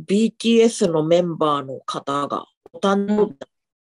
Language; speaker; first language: Japanese; native; Japanese